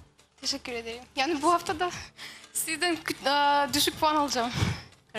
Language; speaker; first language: Turkish; non-native, fluent; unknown